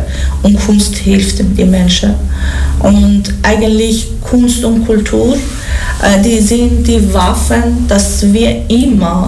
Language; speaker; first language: German; non-native, learner; Persian